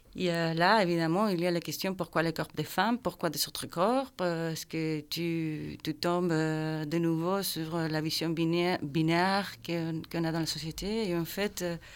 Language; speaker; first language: French; non-native, fluent; Spanish